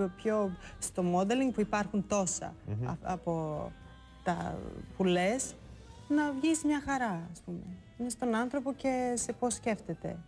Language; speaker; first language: Greek; non-native, fluent; Serbian